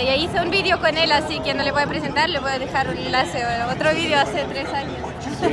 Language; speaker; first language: Spanish; non-native, fluent; Russian